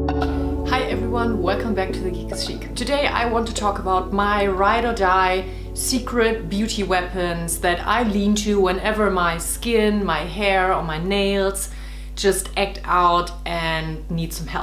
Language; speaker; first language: English; non-native, fluent; German